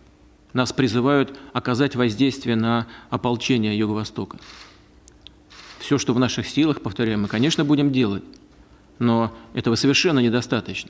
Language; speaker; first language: Russian; native; Russian